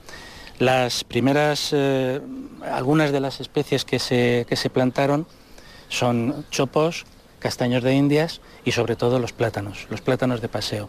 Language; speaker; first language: Spanish; native; Spanish